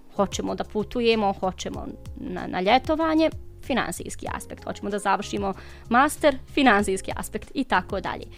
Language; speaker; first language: Bosnian; native; Bosnian